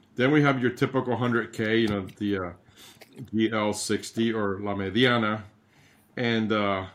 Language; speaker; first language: English; early bilingual, other home language; Spanish